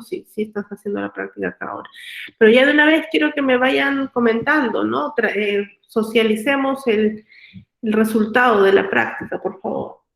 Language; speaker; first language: Spanish; native; Spanish